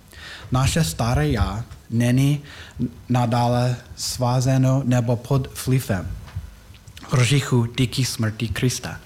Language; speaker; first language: Czech; non-native, learner; English